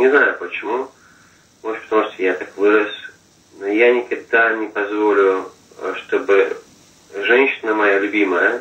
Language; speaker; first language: Russian; non-native, fluent; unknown